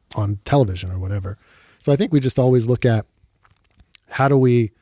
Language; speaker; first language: English; native; English